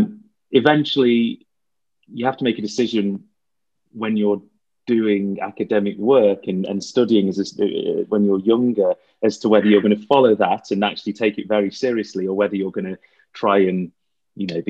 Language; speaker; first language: English; native; English